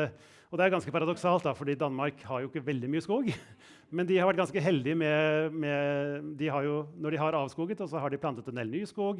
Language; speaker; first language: Norwegian; native; Norwegian